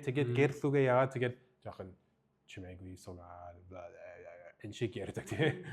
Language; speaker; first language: Mongolian; early bilingual, heritage; English